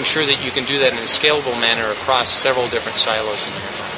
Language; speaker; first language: English; native; English